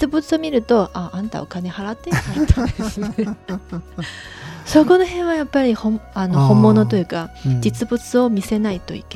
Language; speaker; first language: Japanese; non-native, fluent; Chinese